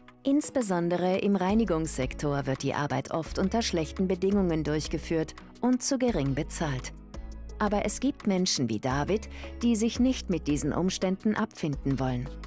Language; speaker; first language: German; native; German